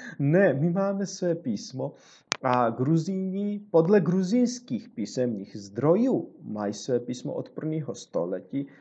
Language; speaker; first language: Czech; non-native, fluent; Georgian